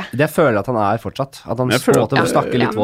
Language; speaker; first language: Norwegian; native; Norwegian